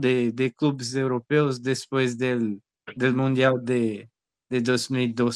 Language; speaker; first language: Spanish; non-native, learner; Portuguese